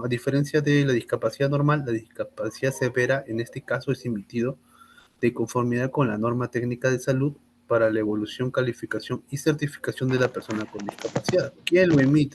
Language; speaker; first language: Spanish; native; Spanish